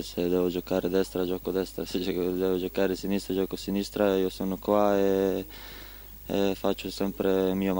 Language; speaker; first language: Italian; non-native, learner; Croatian